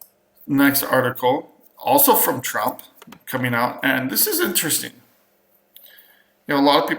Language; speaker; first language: English; native; English